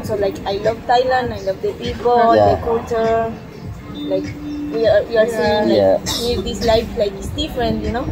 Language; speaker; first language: English; non-native, learner; Spanish